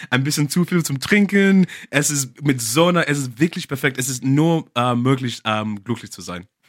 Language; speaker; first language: German; non-native, learner; English